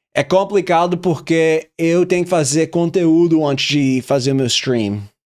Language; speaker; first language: Portuguese; non-native, learner; English